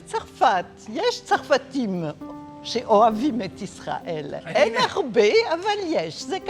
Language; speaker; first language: Hebrew; non-native, fluent; French